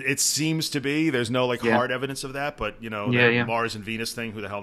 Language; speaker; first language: English; native; English